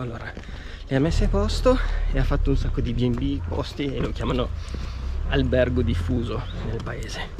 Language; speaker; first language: Italian; native; Italian